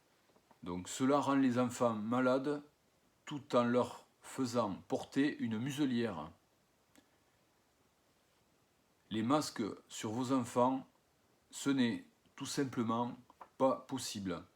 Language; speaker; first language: French; native; French